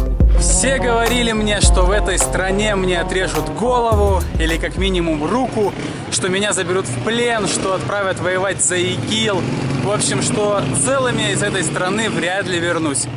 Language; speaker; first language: Russian; native; Russian